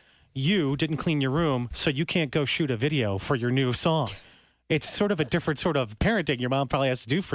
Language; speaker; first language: English; native; English